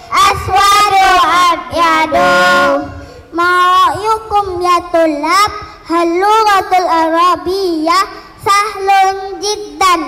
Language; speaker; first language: Arabic; non-native, learner; Indonesian